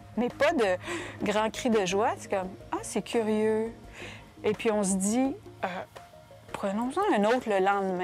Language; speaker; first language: French; native; French